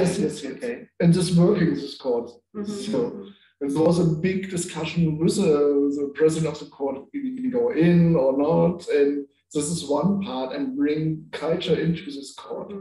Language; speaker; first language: English; non-native, learner; German